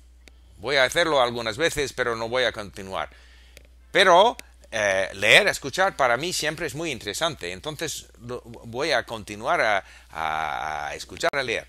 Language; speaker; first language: Spanish; non-native, fluent; English